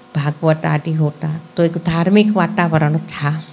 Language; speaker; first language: Hindi; non-native, local second language; Gujarati